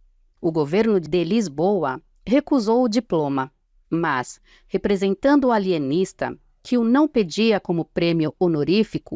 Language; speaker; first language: Portuguese; native; Portuguese